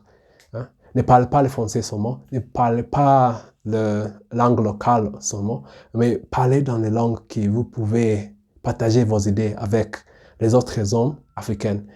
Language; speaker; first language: French; non-native, learner; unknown